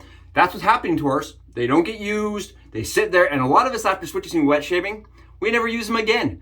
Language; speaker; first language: English; native; English